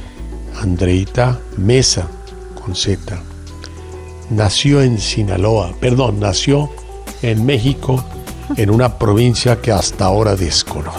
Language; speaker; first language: Spanish; native; Spanish